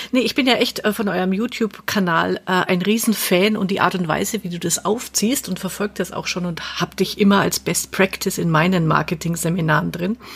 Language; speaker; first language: German; native; German